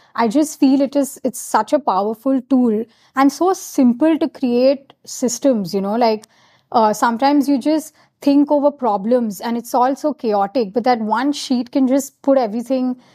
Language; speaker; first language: English; non-native, local second language; Hindi